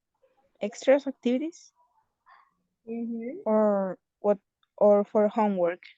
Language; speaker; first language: English; non-native, learner; Spanish